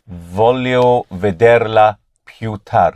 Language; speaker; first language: Italian; non-native, learner; English